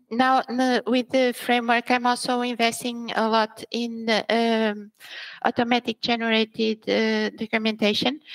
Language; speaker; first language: English; early bilingual, other home language; Portuguese